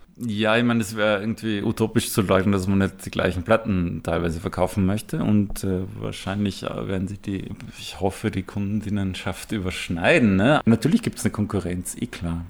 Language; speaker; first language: German; native; German